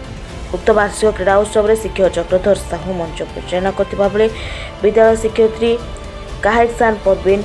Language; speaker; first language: Hindi; non-native, local second language; Odia